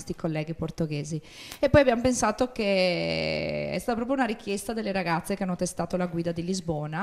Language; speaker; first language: Italian; native; Italian